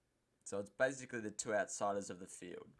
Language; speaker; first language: English; native; English